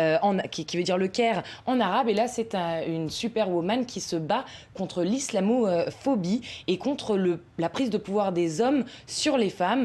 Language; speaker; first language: French; native; French